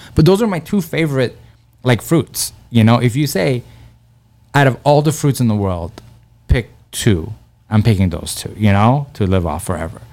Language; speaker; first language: English; early bilingual, other home language; Persian